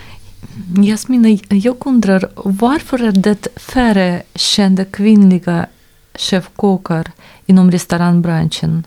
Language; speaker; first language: Swedish; non-native, fluent; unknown